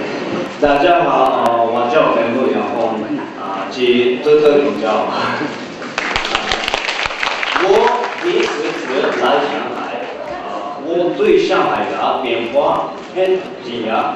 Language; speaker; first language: Chinese; non-native, learner; Japanese